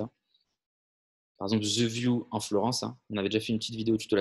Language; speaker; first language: French; native; French